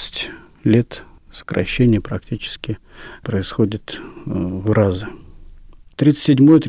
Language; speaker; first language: Russian; native; Russian